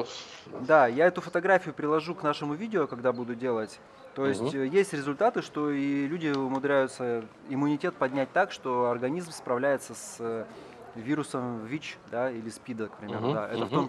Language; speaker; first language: Russian; native; Russian